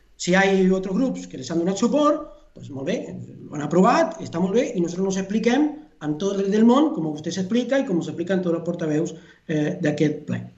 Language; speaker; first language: Catalan; non-native, fluent; Spanish